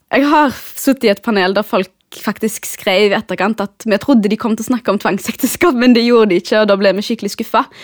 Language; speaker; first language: Norwegian; early bilingual, other home language; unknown